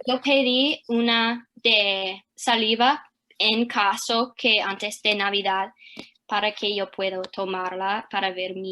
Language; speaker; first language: Spanish; early bilingual, heritage; English